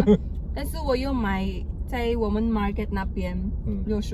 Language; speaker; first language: Chinese; non-native, learner; Filipino